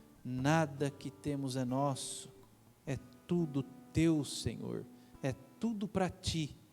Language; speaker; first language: Portuguese; native; Portuguese